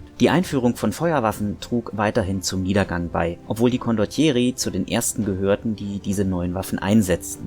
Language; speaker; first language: German; native; German